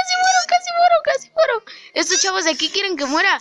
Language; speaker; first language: Spanish; native; Spanish